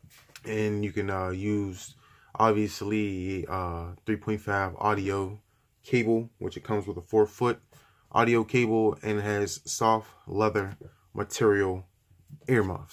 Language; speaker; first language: English; native; English